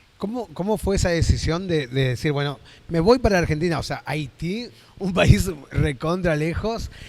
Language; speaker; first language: Spanish; native; Spanish